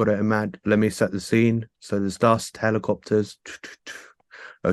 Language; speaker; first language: English; native; English